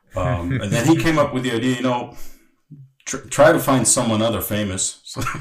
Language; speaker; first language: English; non-native, fluent; German